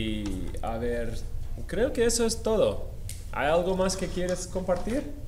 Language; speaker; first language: Spanish; non-native, fluent; English